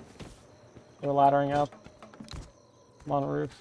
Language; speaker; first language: English; native; English